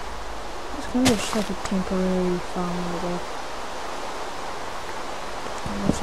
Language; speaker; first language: English; native; English